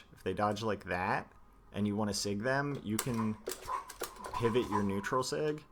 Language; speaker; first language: English; native; English